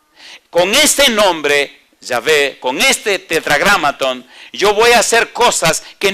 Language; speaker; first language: Spanish; native; Spanish